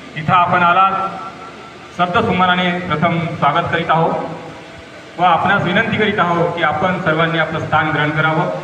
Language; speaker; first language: Marathi; native; Marathi